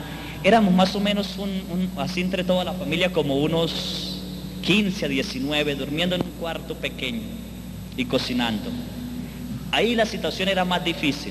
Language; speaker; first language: Spanish; native; Spanish